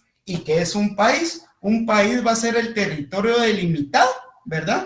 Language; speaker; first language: Spanish; native; Spanish